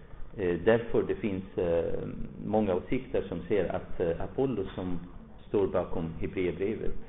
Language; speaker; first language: Swedish; non-native, fluent; Arabic